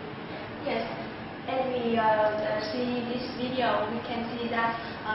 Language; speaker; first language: English; non-native, learner; Vietnamese